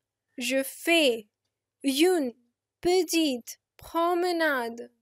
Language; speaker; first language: French; non-native, fluent; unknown